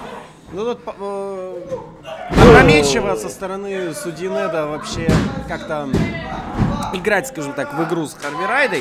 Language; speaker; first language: Russian; native; Russian